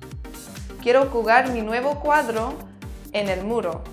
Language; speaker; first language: Spanish; non-native, fluent; English